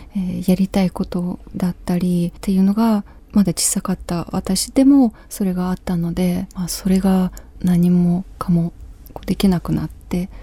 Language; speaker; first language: Japanese; non-native, fluent; Ukrainian